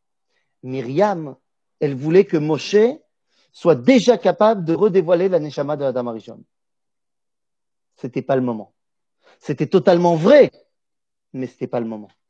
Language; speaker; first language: French; native; French